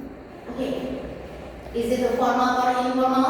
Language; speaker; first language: English; non-native, fluent; Indonesian